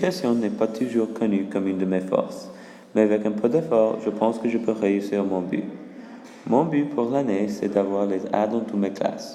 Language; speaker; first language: French; early bilingual, other home language; English